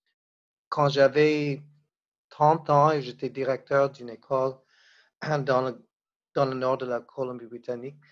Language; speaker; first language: French; non-native, fluent; English